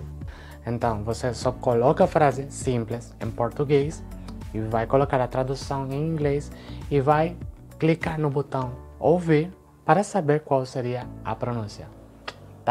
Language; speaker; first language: Portuguese; non-native, fluent; Spanish